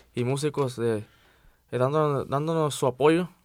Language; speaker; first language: Spanish; early bilingual, heritage; Spanish